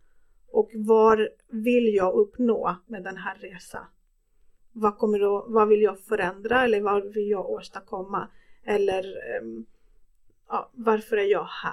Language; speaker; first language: Swedish; non-native, fluent; Spanish